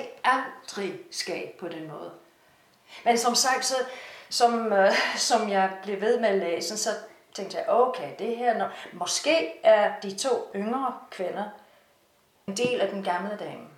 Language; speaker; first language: Danish; non-native, fluent; English